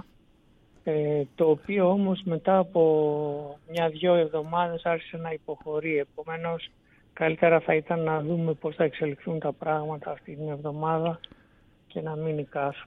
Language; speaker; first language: Greek; native; Greek